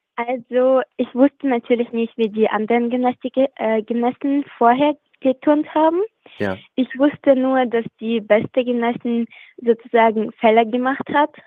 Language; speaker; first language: German; non-native, fluent; Russian